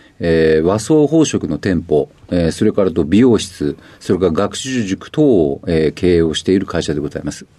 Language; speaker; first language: Japanese; native; Japanese